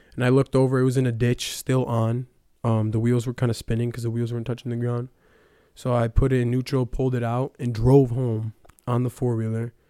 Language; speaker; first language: English; early bilingual, other home language; Ukrainian